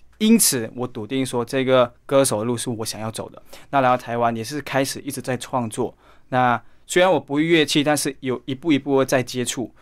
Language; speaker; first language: Chinese; native; Chinese